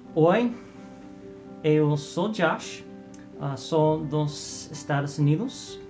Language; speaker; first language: Portuguese; non-native, learner; English